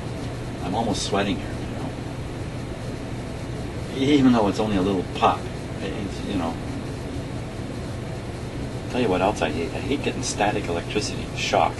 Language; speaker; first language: English; native; English